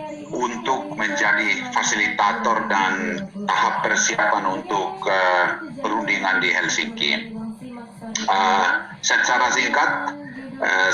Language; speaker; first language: Indonesian; non-native, fluent; Finnish